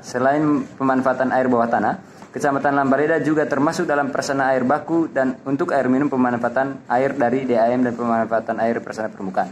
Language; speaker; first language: Indonesian; native; Indonesian